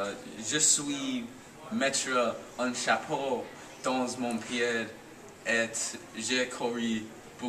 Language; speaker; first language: French; non-native, learner; English